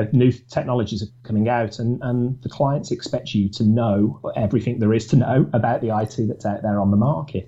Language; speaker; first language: English; native; English